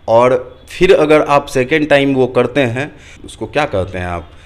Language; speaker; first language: Hindi; native; Hindi